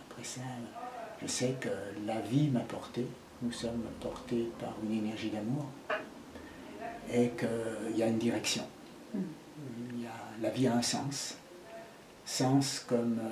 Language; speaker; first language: French; native; French